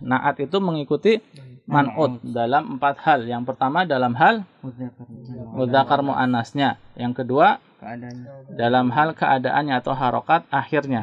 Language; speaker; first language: Indonesian; native; Indonesian